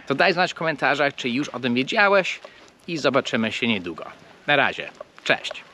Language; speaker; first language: Polish; non-native, fluent; English